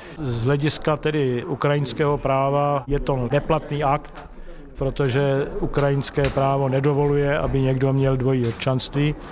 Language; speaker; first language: Czech; native; Czech